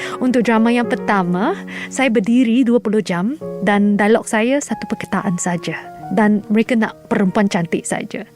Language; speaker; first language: Malay; non-native, local second language; Chinese